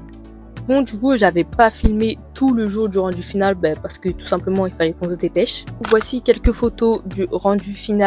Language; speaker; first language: French; native; French